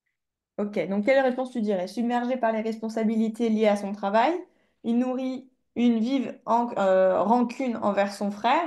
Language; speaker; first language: French; native; French